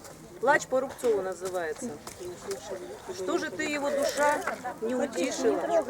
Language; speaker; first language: Russian; native; Russian